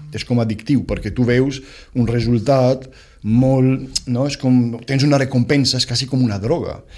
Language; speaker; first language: Catalan; non-native, fluent; Romanian